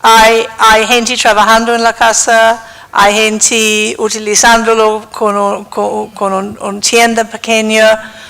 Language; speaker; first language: Spanish; non-native, fluent; English